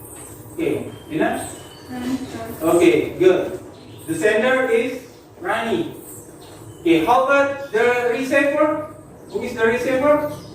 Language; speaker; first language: English; non-native, learner; Indonesian